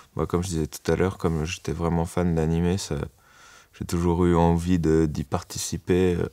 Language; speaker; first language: French; native; French